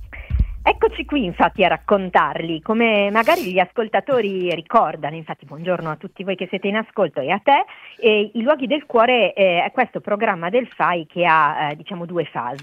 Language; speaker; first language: Italian; native; Italian